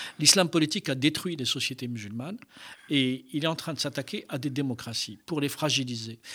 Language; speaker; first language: French; non-native, local second language; Arabic